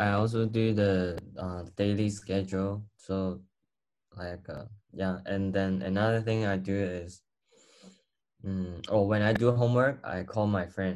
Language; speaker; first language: English; non-native, learner; Cantonese